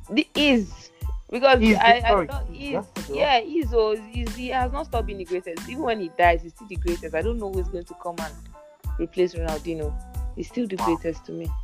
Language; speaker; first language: English; non-native, local second language; Yoruba